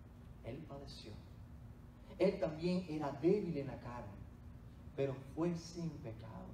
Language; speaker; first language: Spanish; native; Spanish